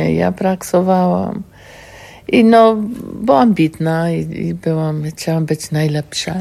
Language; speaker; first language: Polish; non-native, learner; English